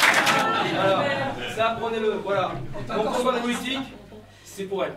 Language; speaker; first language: French; native; French